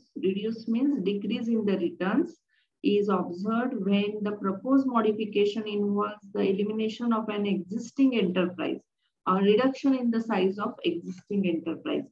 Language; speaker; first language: English; non-native, local second language; Marathi